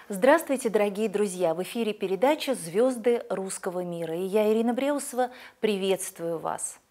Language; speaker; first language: Russian; native; Russian